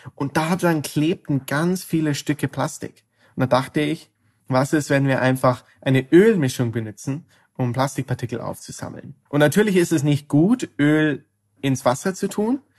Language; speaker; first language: German; non-native, fluent; English